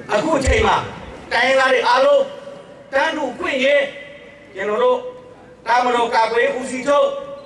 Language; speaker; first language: Burmese; non-native, local second language; S'gaw Karen